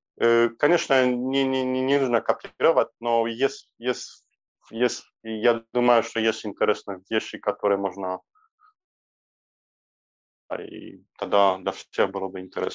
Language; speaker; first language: Russian; non-native, learner; Polish